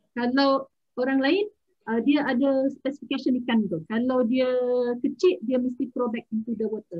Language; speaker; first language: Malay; non-native, local second language; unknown